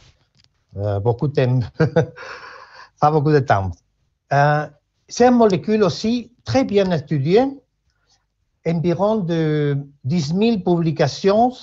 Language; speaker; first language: French; non-native, learner; Spanish